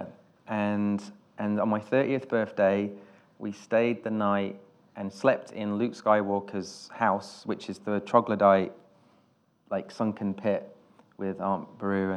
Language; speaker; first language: English; native; English